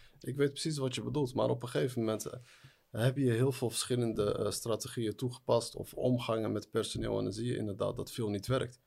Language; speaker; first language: Dutch; early bilingual, other home language; Arabic